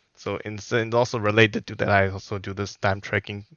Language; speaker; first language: English; non-native, fluent; Burmese